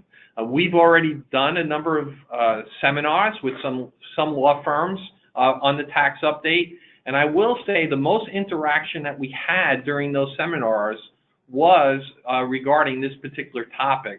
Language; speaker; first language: English; native; English